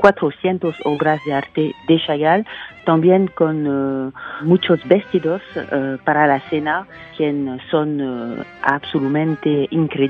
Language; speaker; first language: Spanish; non-native, fluent; French